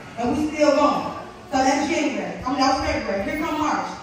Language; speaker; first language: English; native; English